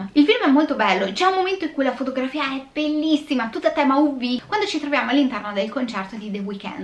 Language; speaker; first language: Italian; native; Italian